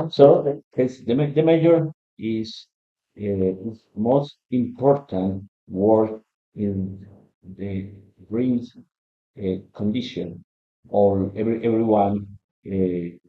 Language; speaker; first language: English; non-native, learner; Spanish